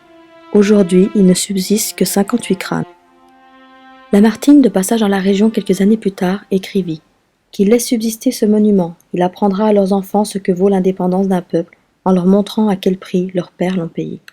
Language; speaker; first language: French; native; French